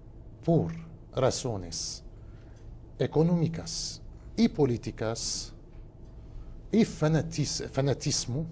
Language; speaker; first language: Portuguese; non-native, fluent; Spanish